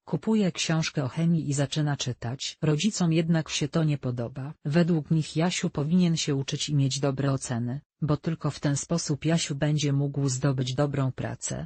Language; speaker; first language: Polish; native; Polish